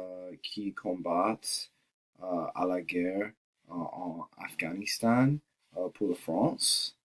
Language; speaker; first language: French; non-native, learner; English